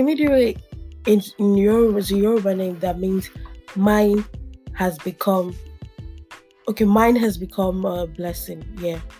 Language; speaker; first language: English; non-native, local second language; Yoruba